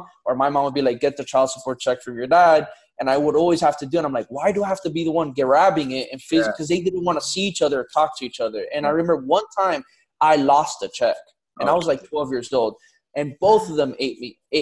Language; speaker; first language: English; native; English